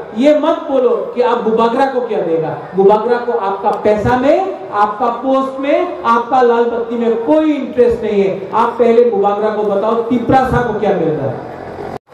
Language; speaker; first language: Hindi; non-native, local second language; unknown